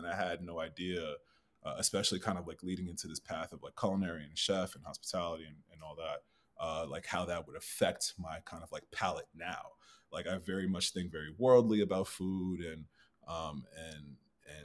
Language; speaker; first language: English; native; English